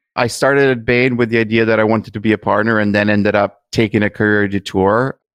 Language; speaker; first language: English; non-native, fluent; Italian